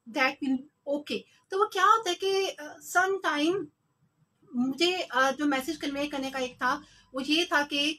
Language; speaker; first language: Urdu; non-native, local second language; Punjabi